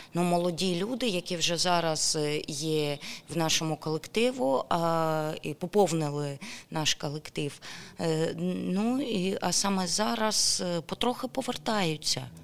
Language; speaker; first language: Ukrainian; non-native, local second language; Russian